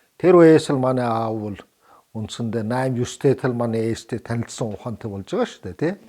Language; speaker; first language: Mongolian; early bilingual, heritage; Mongolian